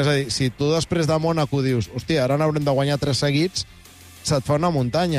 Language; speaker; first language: Catalan; native; Catalan